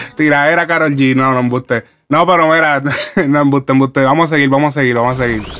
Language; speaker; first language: Spanish; native; Spanish